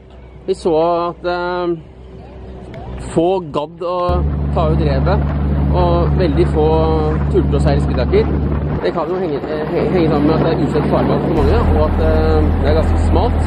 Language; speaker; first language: Norwegian; native; Norwegian